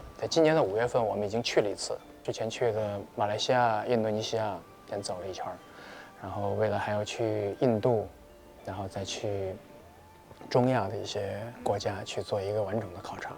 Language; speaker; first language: Chinese; native; Chinese